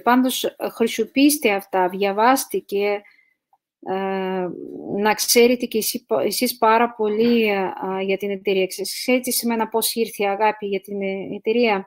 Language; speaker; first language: Greek; non-native, fluent; Russian